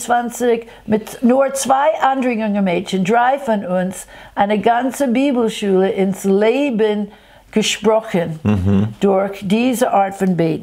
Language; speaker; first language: German; non-native, fluent; English